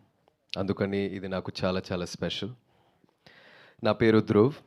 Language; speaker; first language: Telugu; non-native, local second language; Tamil